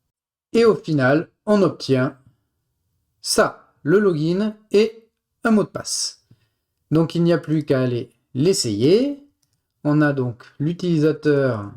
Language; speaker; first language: French; native; French